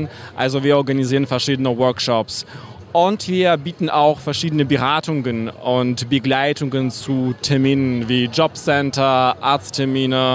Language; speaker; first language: German; non-native, fluent; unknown